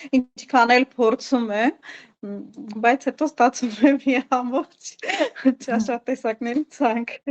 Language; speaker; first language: Armenian; native; Armenian